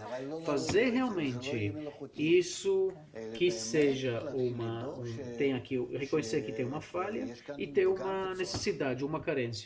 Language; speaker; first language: Portuguese; non-native, fluent; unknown